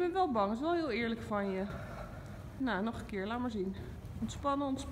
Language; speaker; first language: Dutch; native; Dutch